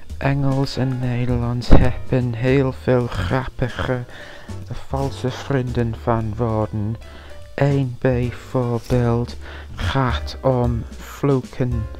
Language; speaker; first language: Dutch; non-native, learner; English